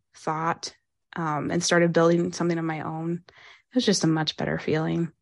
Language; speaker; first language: English; native; English